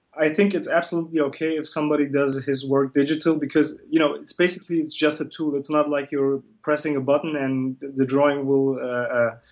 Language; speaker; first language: English; early bilingual, other home language; Kurdish